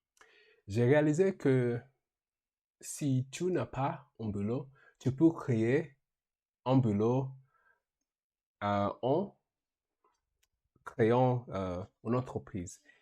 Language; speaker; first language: French; non-native, learner; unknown